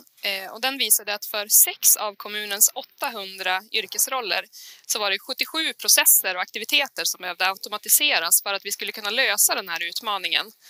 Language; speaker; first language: Swedish; native; Swedish